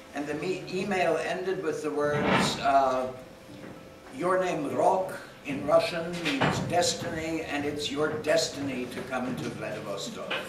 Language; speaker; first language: English; native; English